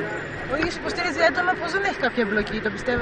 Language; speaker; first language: Greek; native; Greek